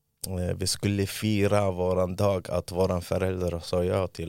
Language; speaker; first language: Swedish; early bilingual, other home language; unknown